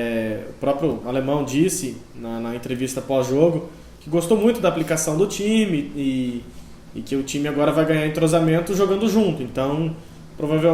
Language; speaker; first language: Portuguese; native; Portuguese